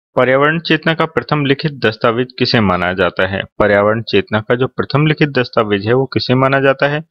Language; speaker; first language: Hindi; native; Hindi